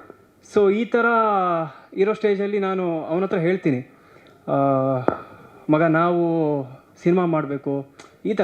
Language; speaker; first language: Kannada; non-native, local second language; Tulu